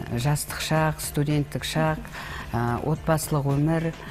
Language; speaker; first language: Russian; non-native, local second language; Kazakh